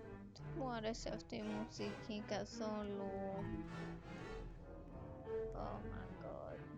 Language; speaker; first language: Greek; early bilingual, heritage; Greek